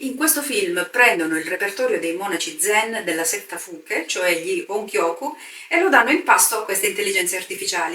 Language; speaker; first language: Italian; native; Italian